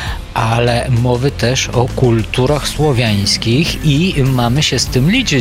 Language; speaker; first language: Polish; non-native, fluent; Bulgarian